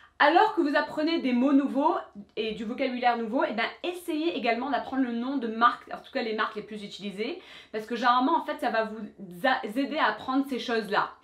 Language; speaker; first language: French; non-native, fluent; English